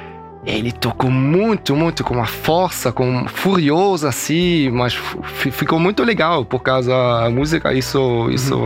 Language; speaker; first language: Portuguese; early bilingual, heritage; Portuguese